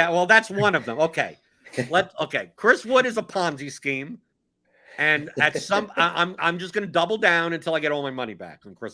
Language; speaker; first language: English; native; English